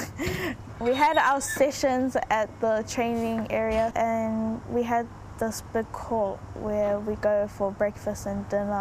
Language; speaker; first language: English; native; English